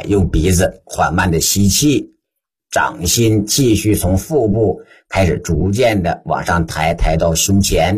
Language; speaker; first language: Chinese; native; Chinese